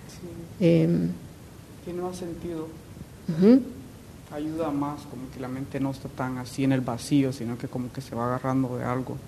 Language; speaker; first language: Spanish; native; Spanish